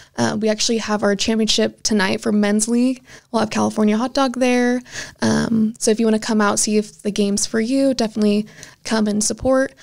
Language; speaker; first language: English; native; English